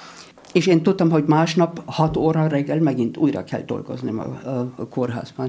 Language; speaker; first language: Hungarian; early bilingual, heritage; German